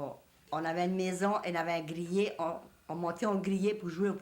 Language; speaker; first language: French; native; French